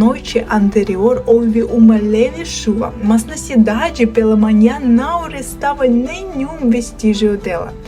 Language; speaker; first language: Portuguese; non-native, fluent; Russian